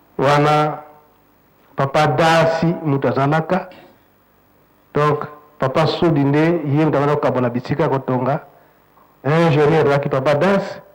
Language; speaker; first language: Lingala; non-native, local second language; Kongo